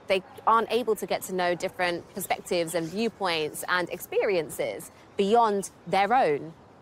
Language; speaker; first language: English; early bilingual, other home language; Hindi